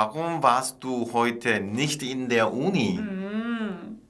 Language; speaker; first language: German; non-native, fluent; Korean